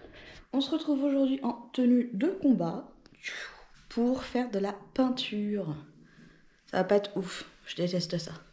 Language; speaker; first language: French; native; French